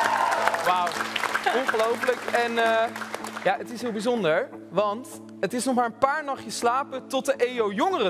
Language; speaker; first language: Dutch; native; Dutch